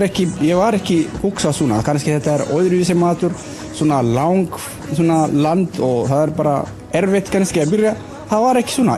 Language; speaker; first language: Icelandic; non-native, learner; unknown